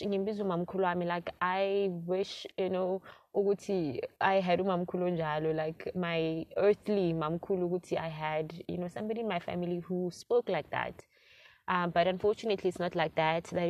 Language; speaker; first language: English; non-native, local second language; Zulu